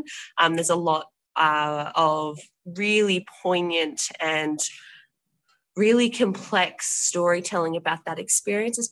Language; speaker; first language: English; native; English